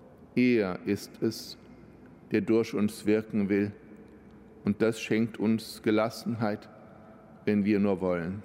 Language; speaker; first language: German; native; German